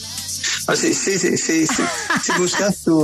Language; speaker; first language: Spanish; non-native, learner; French